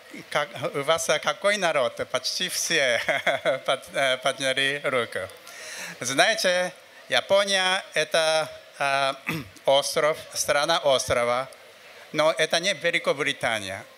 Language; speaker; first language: Russian; non-native, fluent; Japanese